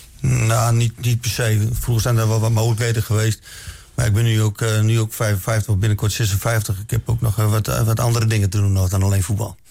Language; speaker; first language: Dutch; native; Dutch